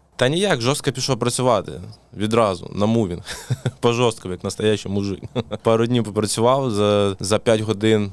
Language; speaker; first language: Ukrainian; non-native, local second language; Russian